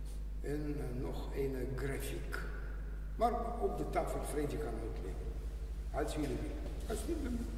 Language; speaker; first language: Dutch; non-native, learner; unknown